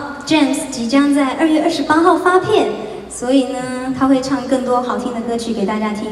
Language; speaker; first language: Chinese; native; Chinese